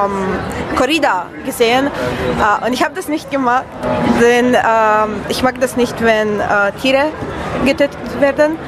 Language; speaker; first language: German; non-native, fluent; Romanian